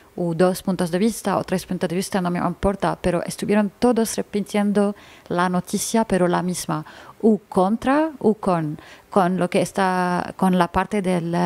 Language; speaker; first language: Spanish; non-native, learner; Arabic